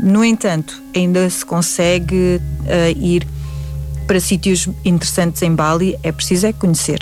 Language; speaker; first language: Portuguese; early bilingual, other home language; English